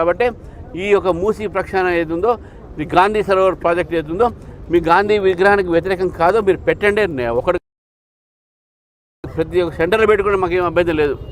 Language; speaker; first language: Telugu; native; Telugu